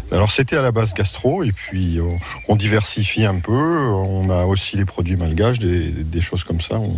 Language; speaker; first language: French; native; French